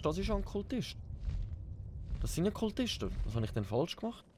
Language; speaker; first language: German; native; German